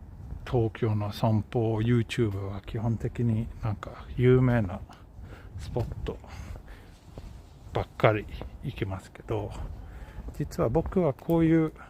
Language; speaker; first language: Japanese; non-native, fluent; Swedish